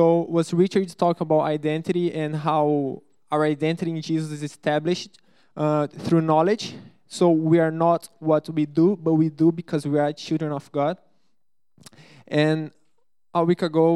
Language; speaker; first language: English; non-native, fluent; Portuguese